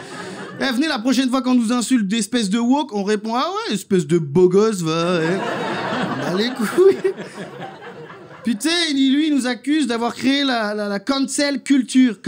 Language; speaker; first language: French; native; French